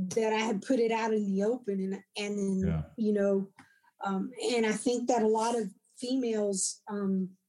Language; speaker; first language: English; native; English